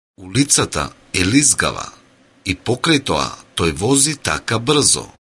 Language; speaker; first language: Macedonian; native; Macedonian